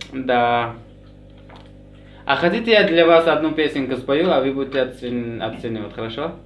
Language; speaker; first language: Russian; non-native, local second language; Tajik